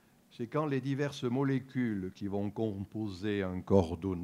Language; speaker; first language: French; native; French